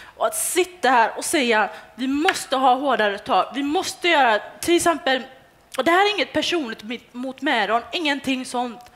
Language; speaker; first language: Swedish; early bilingual, other home language; Tigrinya